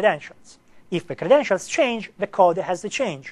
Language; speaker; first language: English; non-native, fluent; Italian